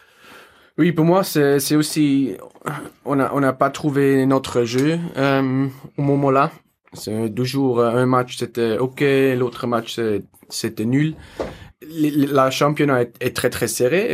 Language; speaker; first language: French; non-native, learner; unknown